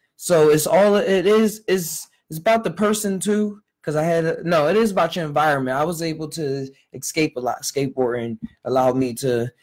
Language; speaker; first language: English; native; English